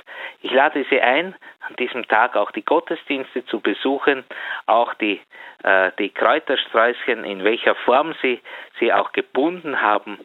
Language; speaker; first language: German; native; German